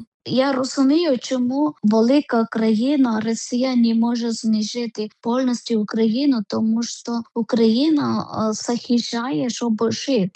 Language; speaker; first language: Ukrainian; non-native, learner; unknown